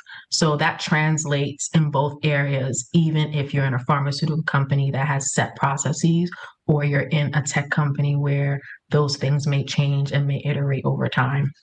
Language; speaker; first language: English; early bilingual, other home language; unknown